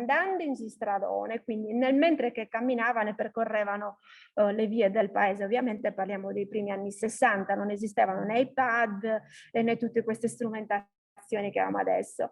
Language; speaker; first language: Italian; native; Italian